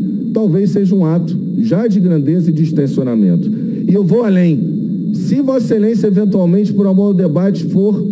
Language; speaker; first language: Portuguese; native; Portuguese